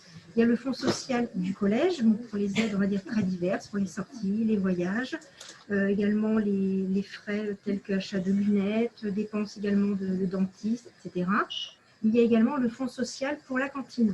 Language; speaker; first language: French; native; French